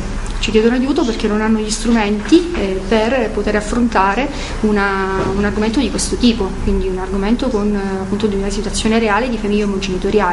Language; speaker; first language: Italian; native; Italian